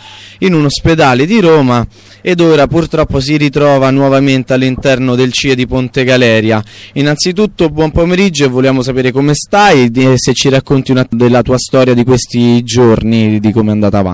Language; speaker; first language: Italian; native; Italian